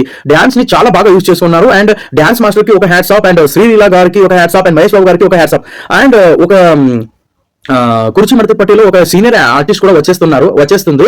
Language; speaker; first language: Telugu; non-native, learner; Kannada